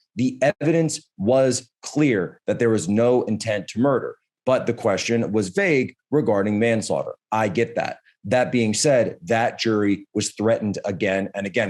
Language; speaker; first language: English; native; English